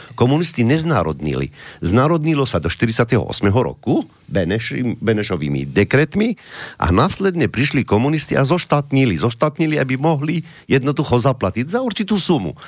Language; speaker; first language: Slovak; non-native, fluent; Arabic